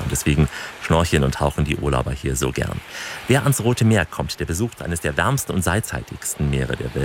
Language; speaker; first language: German; native; German